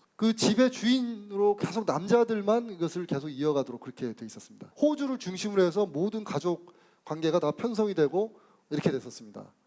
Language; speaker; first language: Korean; native; Korean